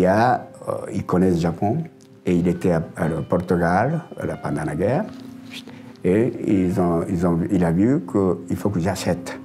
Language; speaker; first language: French; non-native, learner; Japanese